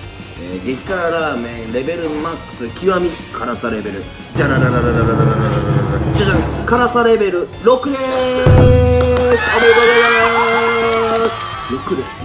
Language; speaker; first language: Japanese; native; Japanese